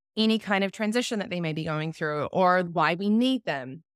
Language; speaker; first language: English; native; English